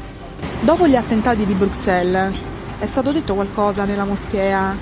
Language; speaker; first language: Italian; native; Italian